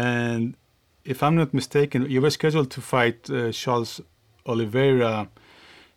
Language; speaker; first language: English; non-native, fluent; Swedish